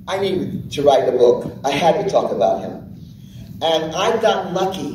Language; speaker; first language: English; native; English